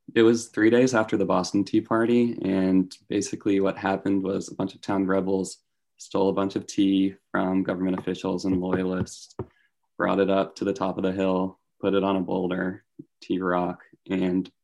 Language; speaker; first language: English; native; English